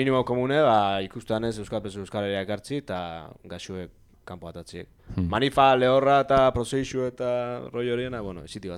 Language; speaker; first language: Basque; native; Basque